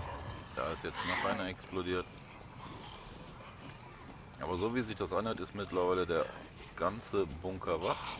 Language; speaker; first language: German; native; German